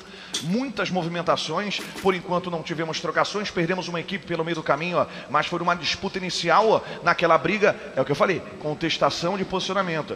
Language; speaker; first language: Portuguese; native; Portuguese